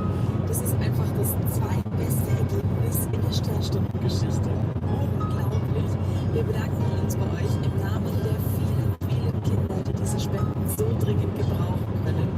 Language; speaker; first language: German; native; German